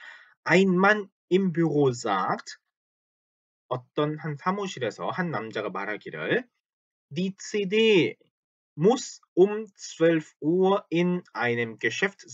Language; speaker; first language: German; non-native, fluent; Korean